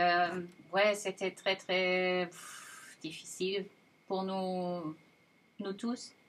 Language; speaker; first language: French; non-native, fluent; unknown